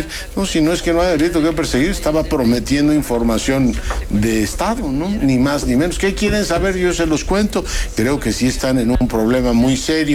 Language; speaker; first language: Spanish; native; Spanish